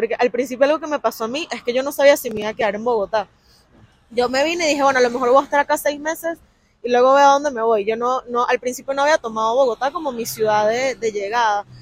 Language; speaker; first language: Spanish; native; Spanish